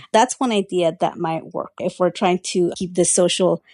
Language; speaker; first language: English; early bilingual, other home language; Spanish